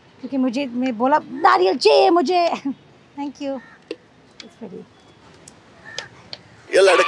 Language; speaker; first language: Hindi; non-native, local second language; English